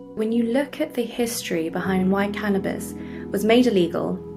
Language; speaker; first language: English; native; English